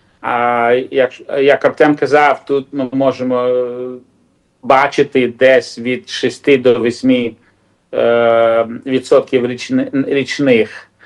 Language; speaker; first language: Ukrainian; non-native, local second language; Russian